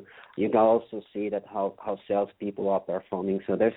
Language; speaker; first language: English; non-native, fluent; Finnish